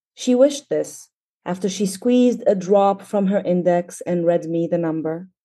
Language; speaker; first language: English; non-native, fluent; Arabic